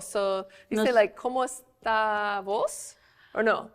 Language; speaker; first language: Spanish; non-native, fluent; English